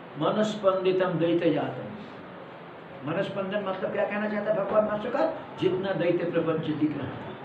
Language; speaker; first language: Hindi; non-native, local second language; Malayalam